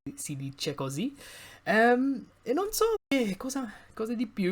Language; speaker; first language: Italian; non-native, learner; English